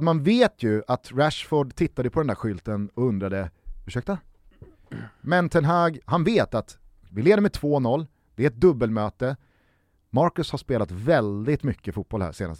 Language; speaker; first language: Swedish; native; Swedish